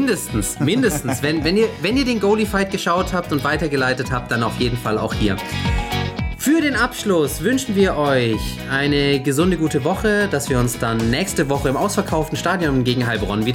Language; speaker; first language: German; native; German